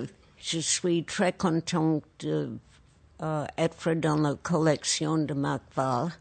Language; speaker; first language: French; non-native, fluent; English